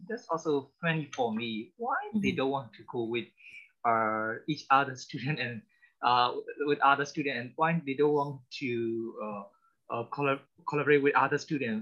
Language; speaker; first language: English; non-native, learner; Burmese